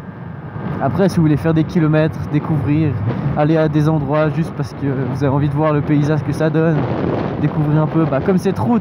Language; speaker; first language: French; native; French